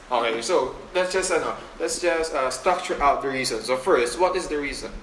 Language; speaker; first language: English; non-native, local second language; Filipino